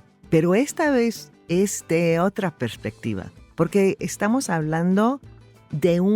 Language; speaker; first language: Spanish; non-native, fluent; English